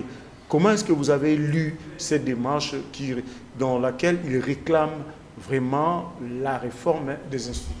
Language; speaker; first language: French; non-native, local second language; Lingala